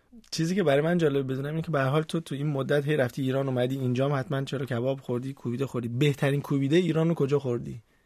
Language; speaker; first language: Persian; native; Persian